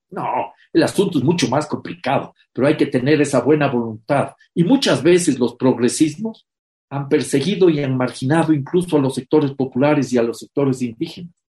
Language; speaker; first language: Spanish; native; Spanish